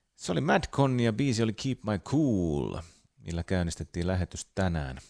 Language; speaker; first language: Finnish; native; Finnish